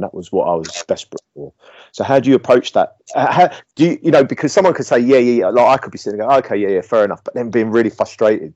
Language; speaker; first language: English; native; English